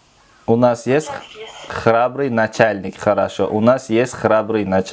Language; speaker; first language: Russian; non-native, local second language; Kyrgyz